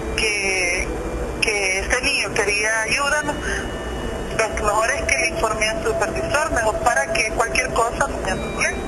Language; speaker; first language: Spanish; native; Spanish